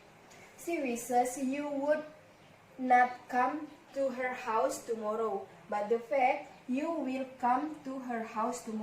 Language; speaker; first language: English; non-native, learner; Indonesian